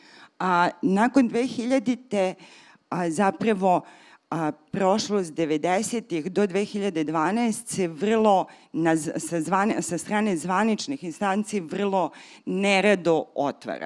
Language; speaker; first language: Serbian; native; Serbian